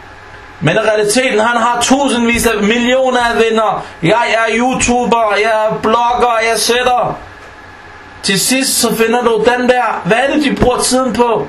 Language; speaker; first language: Danish; non-native, fluent; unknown